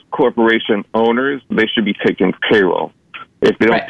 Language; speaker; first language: English; native; English